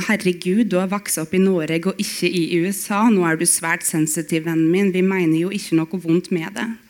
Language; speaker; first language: Norwegian; native; Norwegian